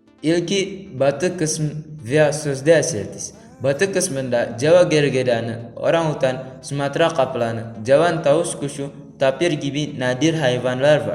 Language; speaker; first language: Turkish; non-native, learner; Indonesian